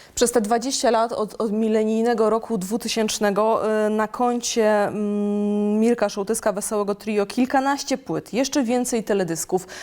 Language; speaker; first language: Polish; native; Polish